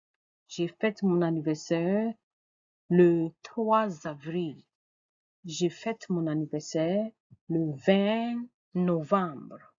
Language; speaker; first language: French; non-native, fluent; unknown